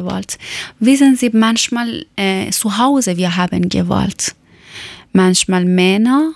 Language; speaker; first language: German; non-native, learner; Persian